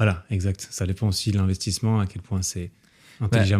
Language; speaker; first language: French; native; French